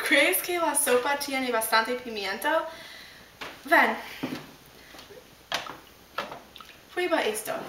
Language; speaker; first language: Spanish; non-native, learner; English